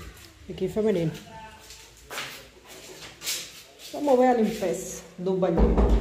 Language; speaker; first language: Portuguese; non-native, fluent; Spanish